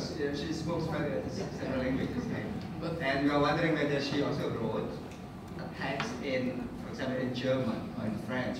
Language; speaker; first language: English; non-native, fluent; Indonesian